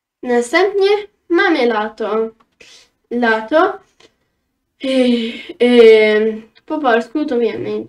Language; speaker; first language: Polish; early bilingual, heritage; Polish